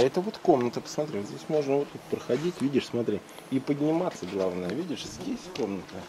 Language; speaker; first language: Russian; native; Russian